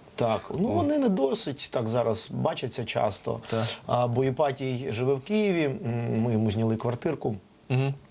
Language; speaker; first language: Ukrainian; non-native, local second language; Russian